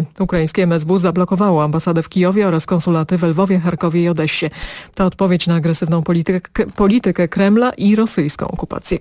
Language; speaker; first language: Polish; native; Polish